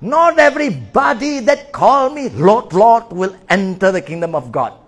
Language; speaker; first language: English; non-native, local second language; Malay